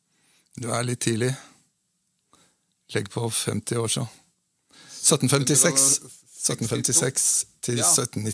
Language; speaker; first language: Norwegian; native; Norwegian